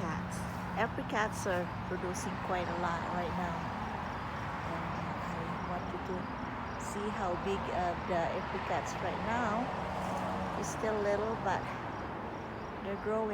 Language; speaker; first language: English; non-native, fluent; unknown